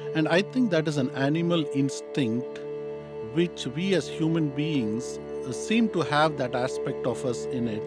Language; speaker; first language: English; non-native, local second language; Tamil